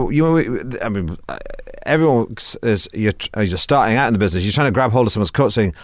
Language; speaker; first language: English; native; English